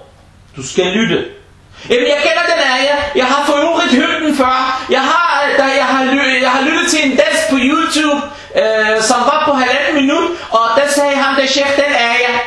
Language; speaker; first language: Danish; non-native, fluent; Arabic